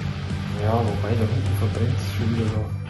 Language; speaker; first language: German; native; German